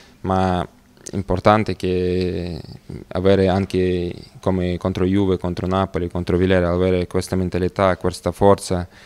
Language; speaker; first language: Italian; non-native, learner; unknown